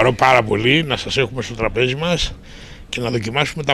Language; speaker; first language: Greek; native; Greek